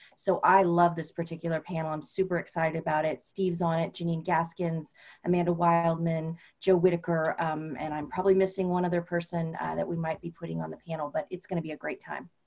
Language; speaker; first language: English; native; English